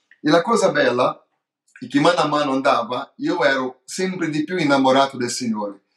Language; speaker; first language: Italian; non-native, fluent; Portuguese